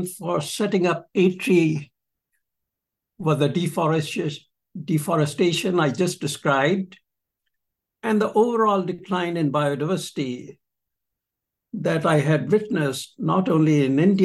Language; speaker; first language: English; non-native, local second language; Punjabi